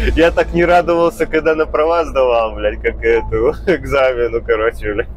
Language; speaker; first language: Russian; native; Russian